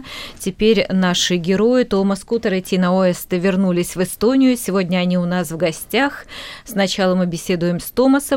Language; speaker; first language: Russian; native; Russian